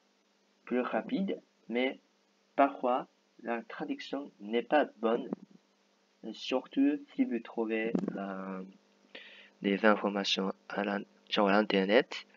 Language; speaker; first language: French; non-native, fluent; Japanese